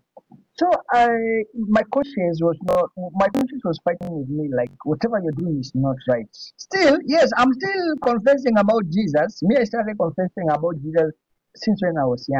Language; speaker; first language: English; non-native, local second language; Swahili